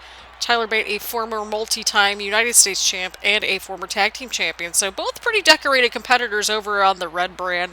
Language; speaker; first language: English; native; English